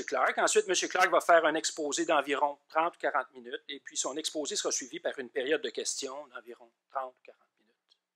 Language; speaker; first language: French; native; French